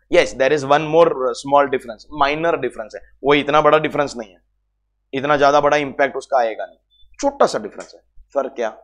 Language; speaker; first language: Hindi; native; Hindi